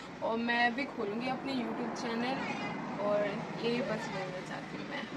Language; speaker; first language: Hindi; non-native, learner; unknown